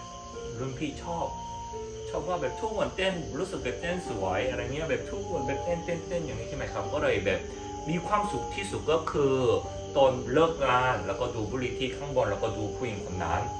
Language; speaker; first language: Thai; non-native, fluent; Korean